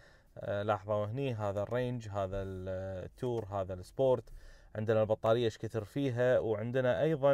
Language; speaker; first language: Arabic; native; Arabic